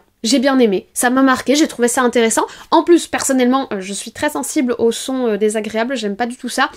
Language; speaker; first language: French; native; French